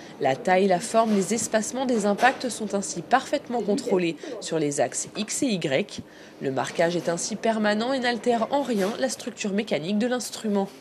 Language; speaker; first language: French; native; French